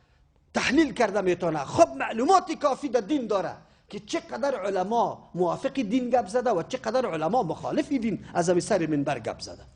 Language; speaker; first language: Persian; native; Persian